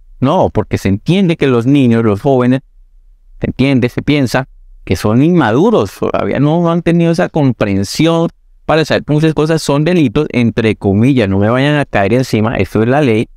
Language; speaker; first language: Spanish; native; Spanish